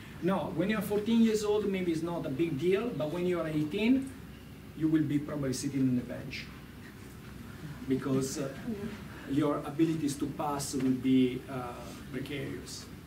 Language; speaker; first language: English; non-native, fluent; Italian